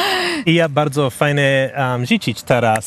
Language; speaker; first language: Polish; non-native, learner; English